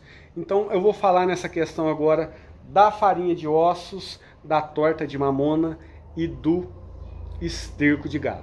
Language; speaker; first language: Portuguese; native; Portuguese